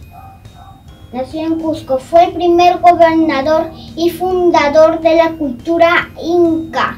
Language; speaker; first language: Spanish; native; Spanish